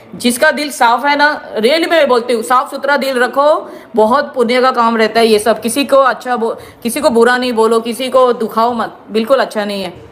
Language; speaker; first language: Hindi; non-native, local second language; Gujarati